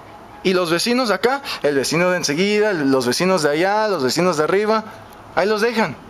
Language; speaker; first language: Spanish; native; Spanish